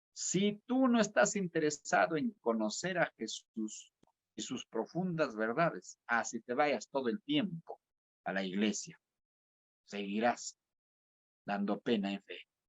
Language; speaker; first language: Spanish; native; Spanish